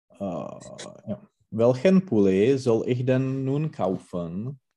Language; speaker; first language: German; non-native, learner; Czech